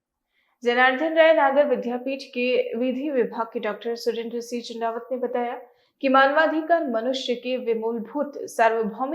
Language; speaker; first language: Hindi; native; Hindi